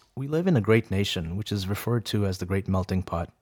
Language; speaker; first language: English; early bilingual, other home language; Urdu